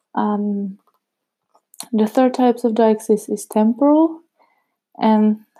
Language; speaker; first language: English; non-native, fluent; Czech